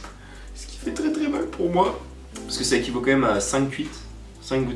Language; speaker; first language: French; native; French